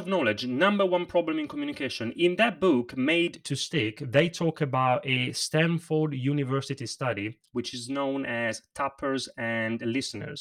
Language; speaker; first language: English; non-native, fluent; Italian